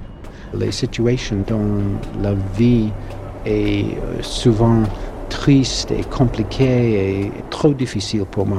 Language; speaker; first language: French; non-native, learner; English